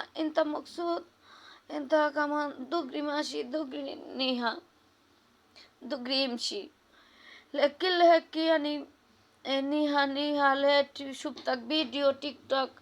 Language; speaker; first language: Arabic; non-native, learner; Bangla